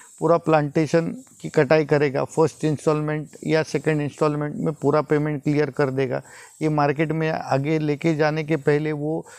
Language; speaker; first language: Hindi; non-native, local second language; Marathi